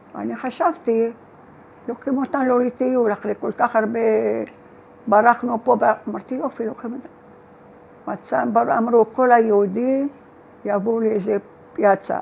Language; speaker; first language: Hebrew; non-native, fluent; Arabic